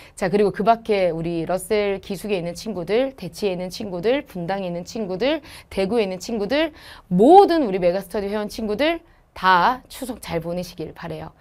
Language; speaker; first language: Korean; native; Korean